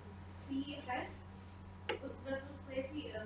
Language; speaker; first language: Arabic; non-native, learner; Urdu